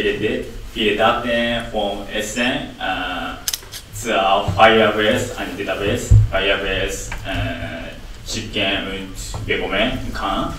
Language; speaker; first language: German; non-native, learner; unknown